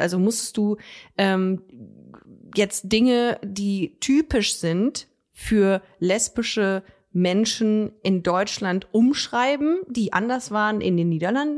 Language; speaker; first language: German; native; German